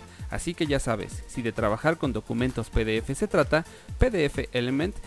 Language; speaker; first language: Spanish; native; Spanish